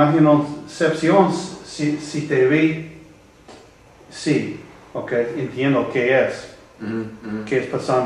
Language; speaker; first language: Spanish; non-native, learner; English